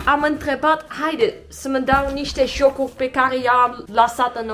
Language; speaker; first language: Romanian; non-native, learner; Dutch